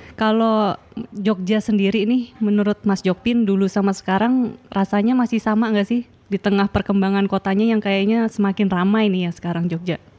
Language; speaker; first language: Indonesian; native; Indonesian